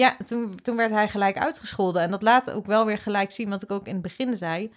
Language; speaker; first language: Dutch; native; Dutch